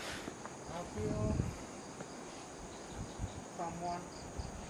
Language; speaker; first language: English; non-native, learner; Indonesian